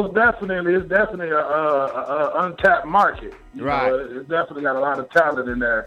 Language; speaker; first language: English; native; English